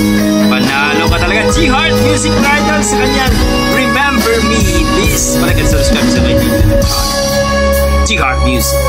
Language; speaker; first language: Filipino; native; Filipino